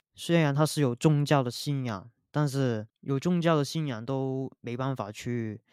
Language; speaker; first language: Chinese; non-native, local second language; Cantonese